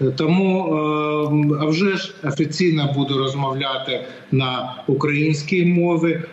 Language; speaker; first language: Ukrainian; non-native, local second language; Russian